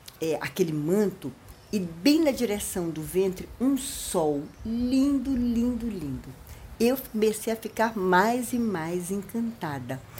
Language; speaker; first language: Portuguese; native; Portuguese